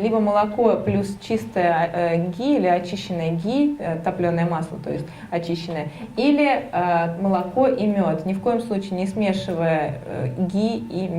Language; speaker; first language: Russian; native; Russian